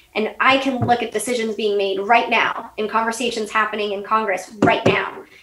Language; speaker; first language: English; native; English